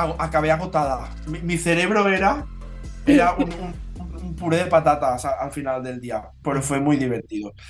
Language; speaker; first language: Spanish; non-native, local second language; Catalan